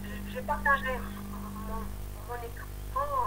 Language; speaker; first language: French; non-native, learner; Arabic